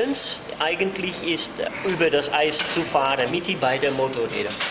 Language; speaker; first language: German; non-native, learner; Dutch